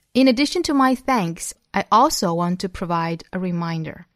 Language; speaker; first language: English; non-native, fluent; Chinese